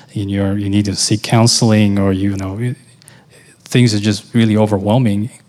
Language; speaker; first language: English; non-native, fluent; Portuguese